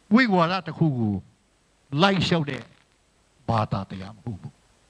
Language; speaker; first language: Burmese; non-native, local second language; Tedim Chin